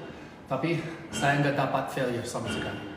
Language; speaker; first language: Indonesian; non-native, fluent; English